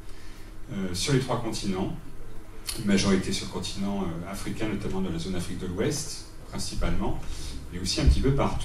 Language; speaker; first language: French; native; French